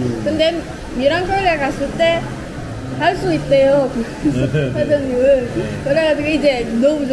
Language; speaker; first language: Korean; non-native, learner; Filipino